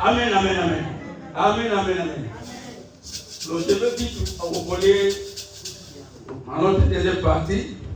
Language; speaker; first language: French; non-native, local second language; Lingala